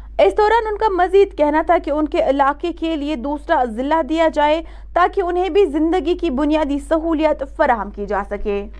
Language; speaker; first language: Urdu; non-native, local second language; Kashmiri